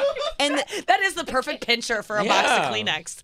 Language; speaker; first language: English; native; English